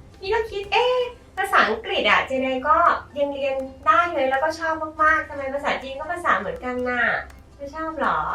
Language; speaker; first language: Thai; native; Thai